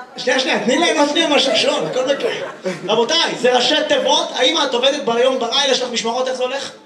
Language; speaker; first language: Hebrew; native; Hebrew